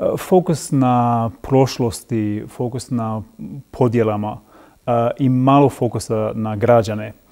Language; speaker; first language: Croatian; non-native, fluent; English